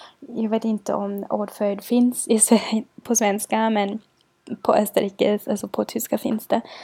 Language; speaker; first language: Swedish; non-native, learner; German